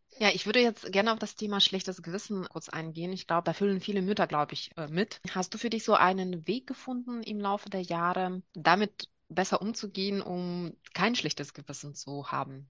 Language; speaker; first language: German; non-native, fluent; Russian